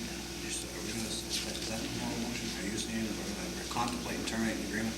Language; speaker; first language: English; native; English